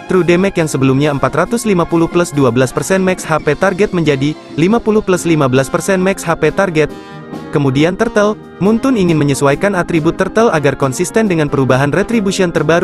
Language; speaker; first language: Indonesian; native; Indonesian